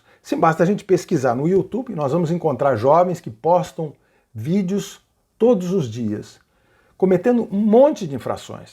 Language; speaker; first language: Portuguese; native; Portuguese